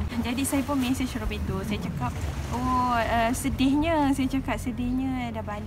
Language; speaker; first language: Malay; native; Malay